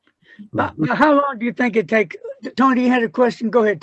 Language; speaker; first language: English; native; English